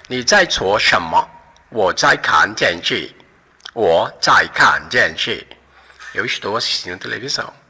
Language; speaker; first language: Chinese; non-native, fluent; Portuguese